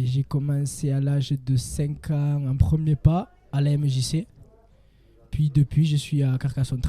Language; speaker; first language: French; native; French